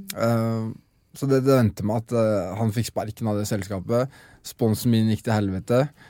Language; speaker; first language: Norwegian; native; Norwegian